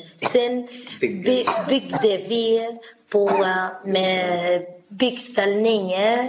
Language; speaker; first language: Swedish; non-native, learner; Arabic